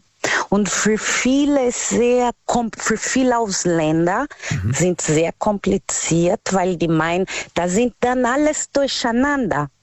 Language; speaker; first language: German; non-native, learner; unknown